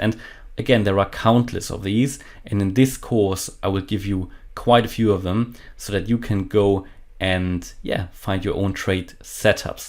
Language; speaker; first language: English; non-native, fluent; German